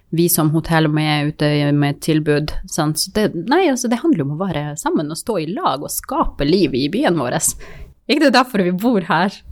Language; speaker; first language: Norwegian; non-native, fluent; Russian